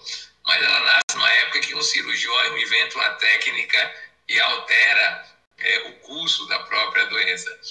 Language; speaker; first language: Portuguese; native; Portuguese